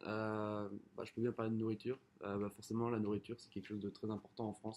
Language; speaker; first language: French; native; French